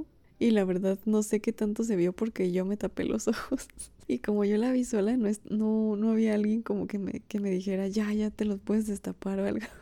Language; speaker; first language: Spanish; native; Spanish